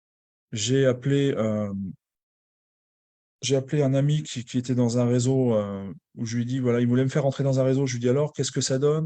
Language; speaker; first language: French; native; French